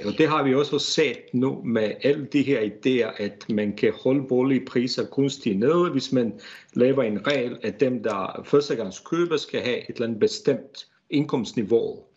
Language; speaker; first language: Danish; non-native, fluent; Bosnian